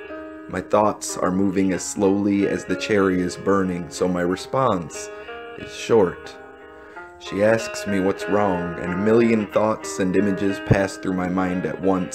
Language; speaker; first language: English; native; English